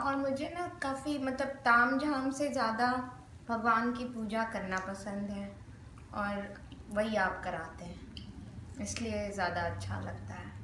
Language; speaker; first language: Hindi; native; Hindi